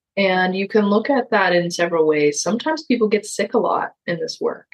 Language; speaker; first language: English; native; English